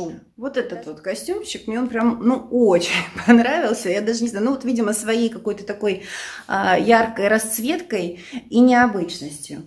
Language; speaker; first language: Russian; native; Russian